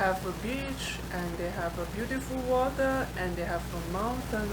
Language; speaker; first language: English; non-native, fluent; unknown